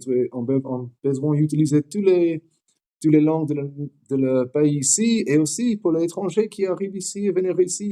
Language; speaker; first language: French; non-native, learner; English